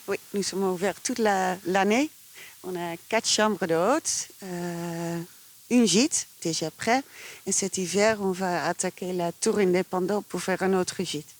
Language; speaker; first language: French; non-native, fluent; Dutch